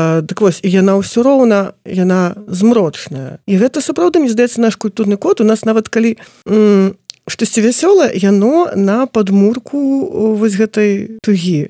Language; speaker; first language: Belarusian; native; Belarusian